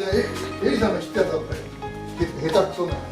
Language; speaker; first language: Japanese; native; Japanese